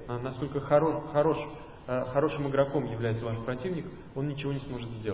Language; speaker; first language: Russian; native; Russian